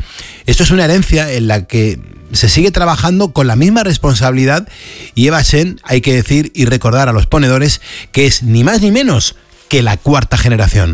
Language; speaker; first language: Spanish; native; Spanish